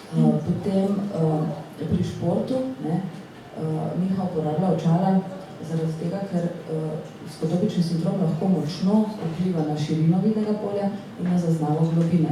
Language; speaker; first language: Slovenian; native; Slovenian